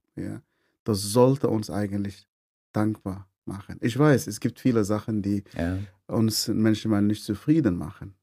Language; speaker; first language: German; non-native, fluent; Arabic